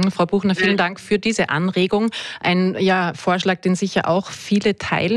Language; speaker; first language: German; native; German